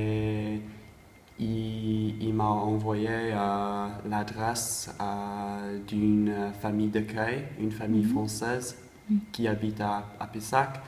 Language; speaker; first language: French; non-native, fluent; English